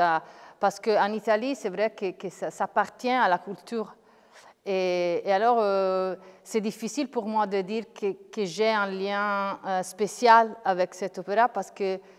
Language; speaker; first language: French; non-native, fluent; Italian